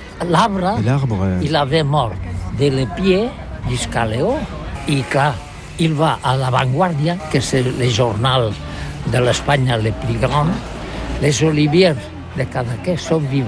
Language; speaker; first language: French; non-native, learner; Catalan